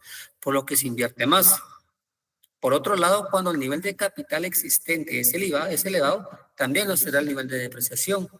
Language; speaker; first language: Spanish; native; Spanish